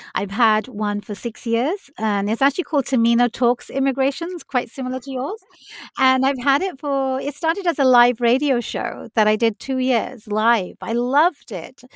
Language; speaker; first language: English; native; English